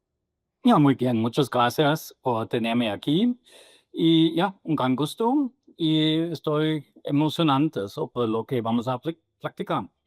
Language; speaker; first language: Spanish; non-native, fluent; German